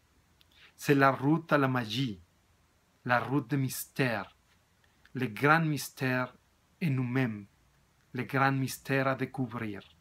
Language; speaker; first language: French; non-native, learner; Spanish